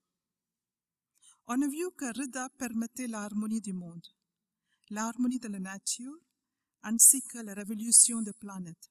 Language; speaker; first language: French; non-native, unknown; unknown